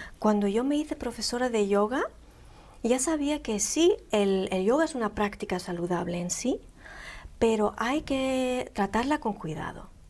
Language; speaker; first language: Spanish; non-native, fluent; Greek